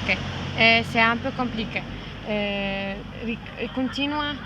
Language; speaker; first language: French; non-native, learner; Italian